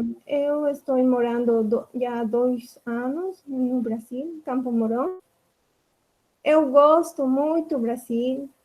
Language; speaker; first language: Portuguese; non-native, learner; Spanish